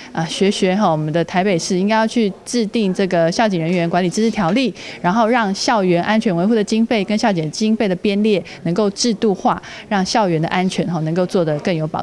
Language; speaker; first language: Chinese; native; Chinese